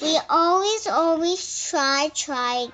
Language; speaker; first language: English; native; English